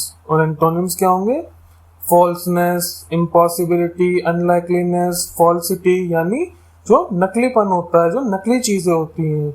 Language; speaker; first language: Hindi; native; Hindi